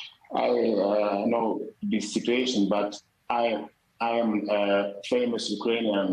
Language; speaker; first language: English; non-native, learner; Ukrainian